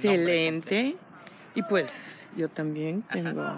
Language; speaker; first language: Spanish; non-native, fluent; English